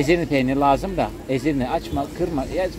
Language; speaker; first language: Turkish; non-native, fluent; Russian